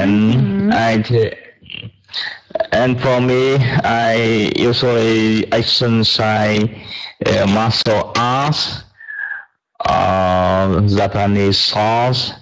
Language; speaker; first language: English; non-native, learner; Vietnamese